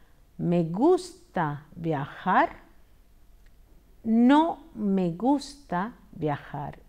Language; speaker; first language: Spanish; non-native, fluent; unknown